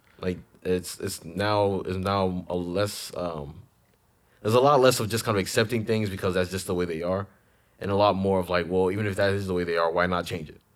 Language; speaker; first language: English; native; English